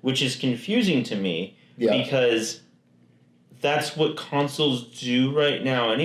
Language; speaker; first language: English; native; English